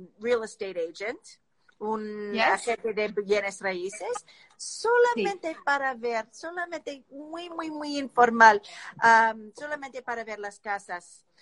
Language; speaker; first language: Spanish; non-native, learner; English